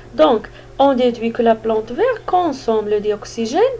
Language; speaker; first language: French; non-native, local second language; Arabic